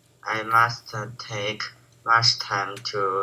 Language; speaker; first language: English; non-native, learner; Chinese